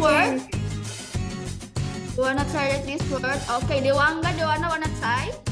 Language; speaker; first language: English; non-native, local second language; Indonesian